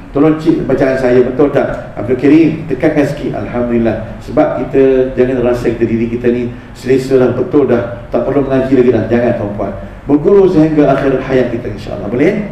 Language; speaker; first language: Malay; early bilingual, heritage; Malay